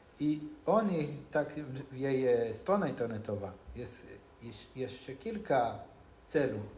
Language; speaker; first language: Polish; non-native, learner; Hebrew